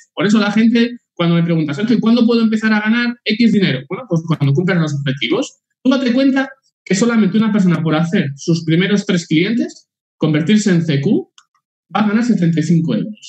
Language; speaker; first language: Spanish; native; Spanish